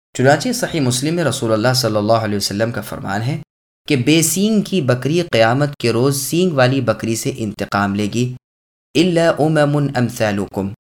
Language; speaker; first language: Urdu; native; Urdu